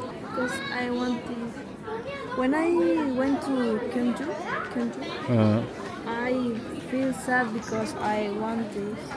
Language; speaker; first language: English; non-native, learner; Spanish